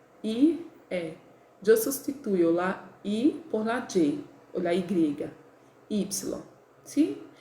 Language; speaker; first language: Spanish; non-native, learner; Portuguese